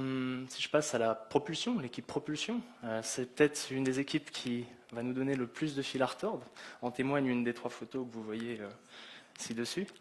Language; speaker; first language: French; native; French